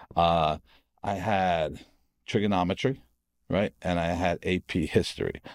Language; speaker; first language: English; native; English